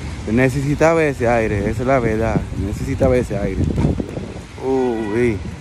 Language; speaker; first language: Spanish; early bilingual, heritage; Spanish